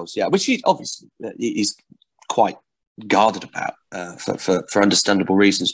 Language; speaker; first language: English; native; English